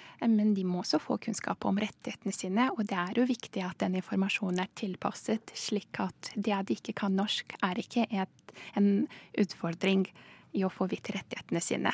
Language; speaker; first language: Norwegian; non-native, fluent; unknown